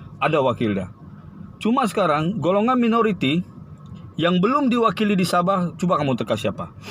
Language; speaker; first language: Malay; native; Malay